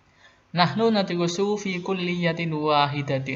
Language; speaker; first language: Arabic; non-native, fluent; Indonesian